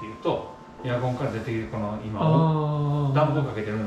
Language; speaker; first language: Japanese; native; Japanese